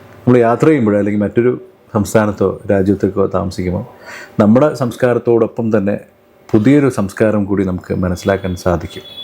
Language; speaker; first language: Malayalam; early bilingual, heritage; Malayalam